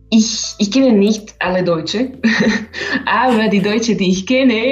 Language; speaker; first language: German; non-native, learner; Slovak